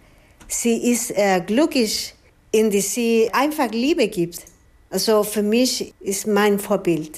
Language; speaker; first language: German; non-native, fluent; Spanish